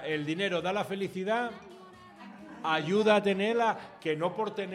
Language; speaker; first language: Spanish; native; Spanish